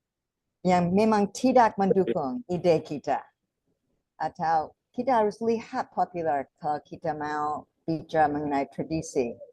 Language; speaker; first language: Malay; non-native, fluent; English